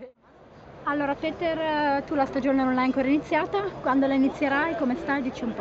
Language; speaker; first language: Italian; native; Italian